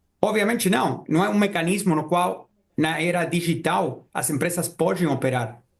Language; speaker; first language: Portuguese; non-native, fluent; Spanish